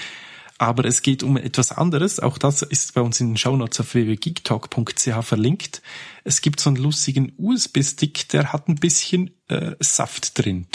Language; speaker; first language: German; native; German